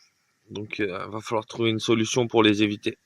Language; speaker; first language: French; native; French